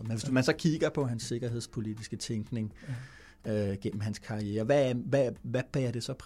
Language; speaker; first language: Danish; native; Danish